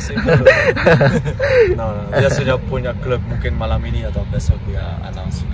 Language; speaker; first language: Indonesian; non-native, fluent; Dutch